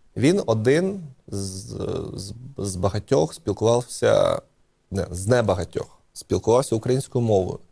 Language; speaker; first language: Ukrainian; non-native, local second language; Russian